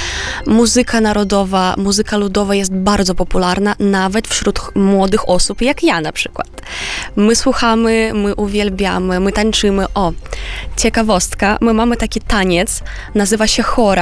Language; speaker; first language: Polish; non-native, fluent; Romanian